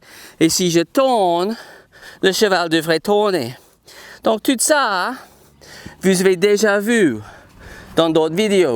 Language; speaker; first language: French; non-native, fluent; English